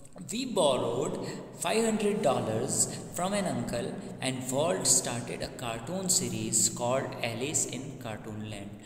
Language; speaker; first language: English; non-native, local second language; Gujarati